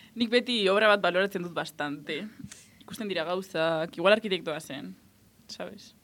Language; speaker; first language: Basque; non-native, local second language; Spanish